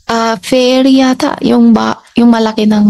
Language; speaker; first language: Filipino; non-native, learner; Chinese